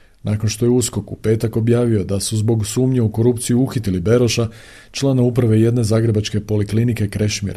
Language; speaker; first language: Croatian; native; Croatian